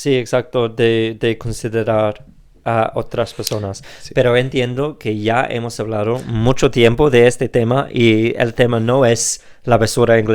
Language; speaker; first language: Spanish; non-native, fluent; English